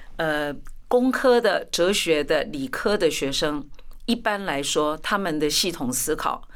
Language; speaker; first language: Chinese; native; Chinese